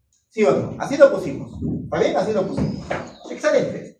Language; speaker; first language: Spanish; native; Spanish